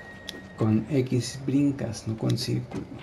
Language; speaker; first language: Spanish; native; Spanish